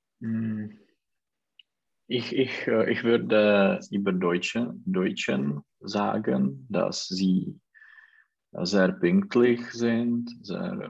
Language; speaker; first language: German; non-native, learner; Czech